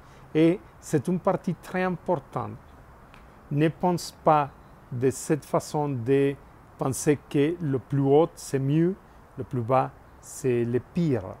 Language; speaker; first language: French; non-native, learner; Spanish